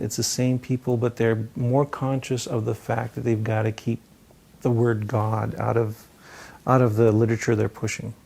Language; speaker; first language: English; native; English